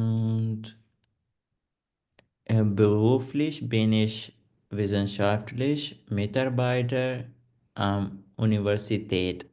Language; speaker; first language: German; non-native, learner; Punjabi